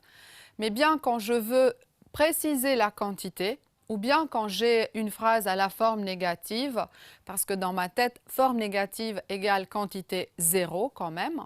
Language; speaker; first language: French; non-native, fluent; Romanian